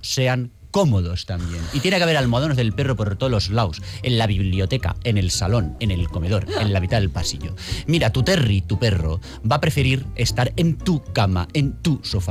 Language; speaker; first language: Spanish; native; Spanish